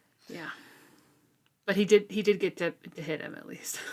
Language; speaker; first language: English; native; English